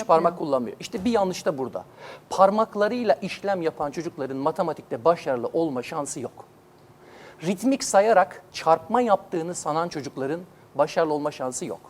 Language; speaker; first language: Turkish; native; Turkish